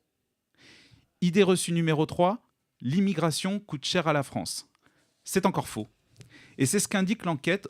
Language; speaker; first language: French; native; French